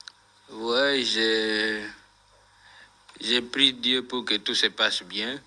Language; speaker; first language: French; non-native, local second language; Swahili